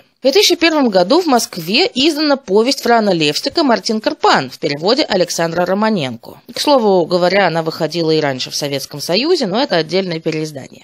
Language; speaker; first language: Russian; native; Russian